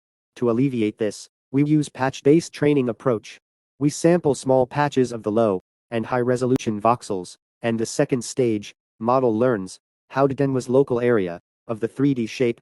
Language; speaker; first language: English; non-native, fluent; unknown